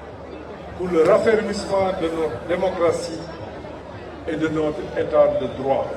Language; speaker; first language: French; non-native, local second language; Wolof